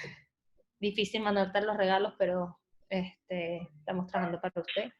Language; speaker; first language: Spanish; native; Spanish